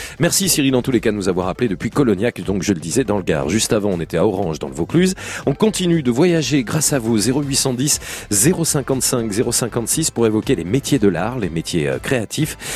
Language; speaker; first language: French; native; French